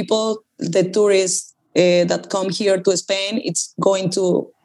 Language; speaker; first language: English; non-native, learner; Spanish